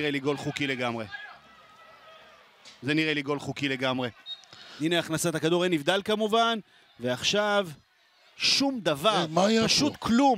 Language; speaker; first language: Hebrew; native; Hebrew